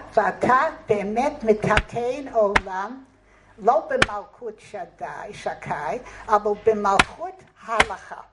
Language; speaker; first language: Hebrew; non-native, fluent; English